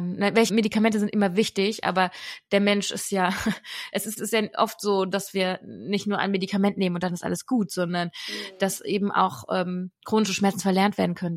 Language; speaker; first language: German; native; German